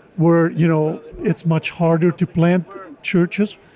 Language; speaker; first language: English; non-native, fluent; Dutch